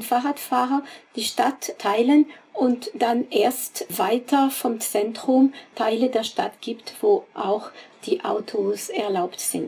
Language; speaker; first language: German; non-native, fluent; French